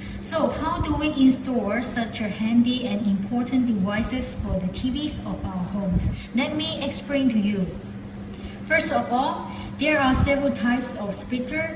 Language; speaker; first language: English; non-native, fluent; Chinese